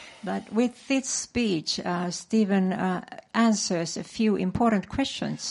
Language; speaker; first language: English; non-native, fluent; Finnish